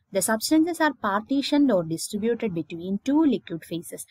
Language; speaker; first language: English; non-native, local second language; Malayalam